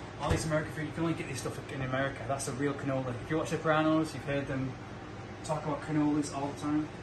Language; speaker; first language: English; native; English